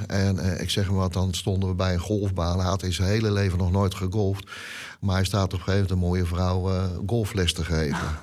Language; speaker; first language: Dutch; native; Dutch